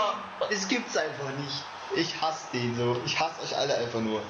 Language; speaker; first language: German; native; German